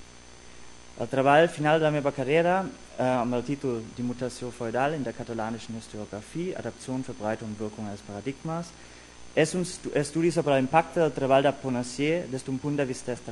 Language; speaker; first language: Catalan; non-native, fluent; German